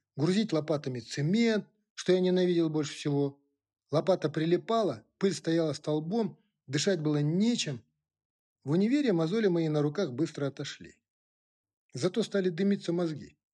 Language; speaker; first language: Russian; non-native, local second language; Kazakh